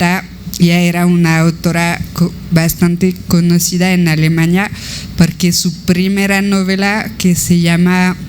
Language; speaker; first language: Spanish; non-native, fluent; French